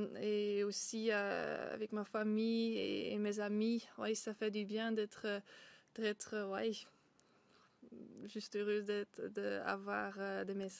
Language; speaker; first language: French; non-native, local second language; Dutch